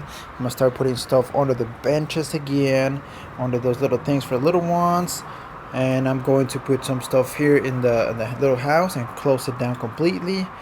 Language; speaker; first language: English; non-native, fluent; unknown